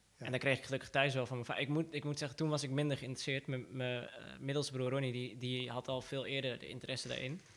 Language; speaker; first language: Dutch; early bilingual, other home language; Assyrian Neo-Aramaic